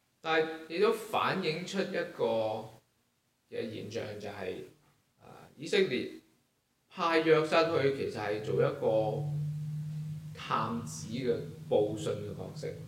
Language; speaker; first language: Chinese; non-native, local second language; Cantonese